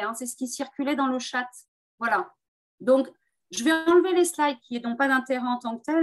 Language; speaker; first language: French; native; French